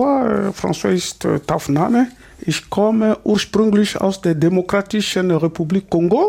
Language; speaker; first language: German; non-native, fluent; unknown